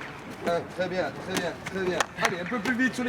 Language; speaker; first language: French; native; French